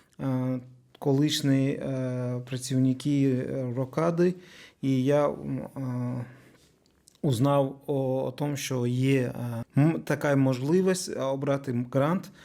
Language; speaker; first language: Ukrainian; non-native, learner; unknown